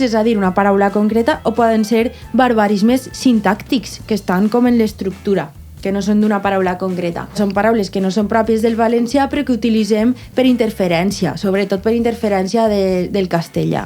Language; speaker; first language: Catalan; native; Catalan